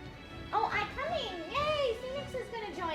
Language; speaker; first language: English; native; English